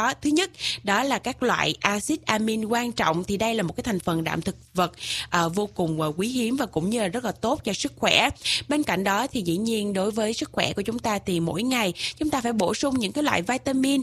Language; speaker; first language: Vietnamese; native; Vietnamese